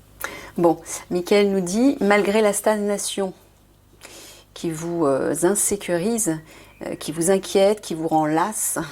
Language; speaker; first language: French; native; French